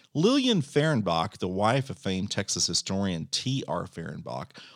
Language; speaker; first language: English; native; English